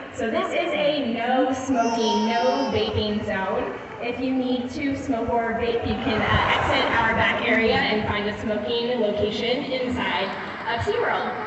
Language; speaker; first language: English; native; English